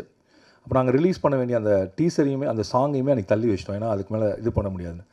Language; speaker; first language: Tamil; native; Tamil